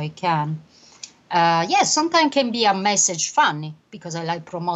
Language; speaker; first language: English; non-native, learner; Italian